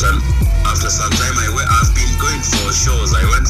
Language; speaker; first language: English; non-native, local second language; Swahili